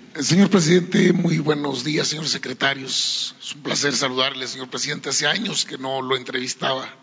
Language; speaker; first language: Spanish; native; Spanish